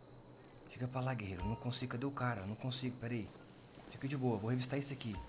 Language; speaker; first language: Portuguese; native; Portuguese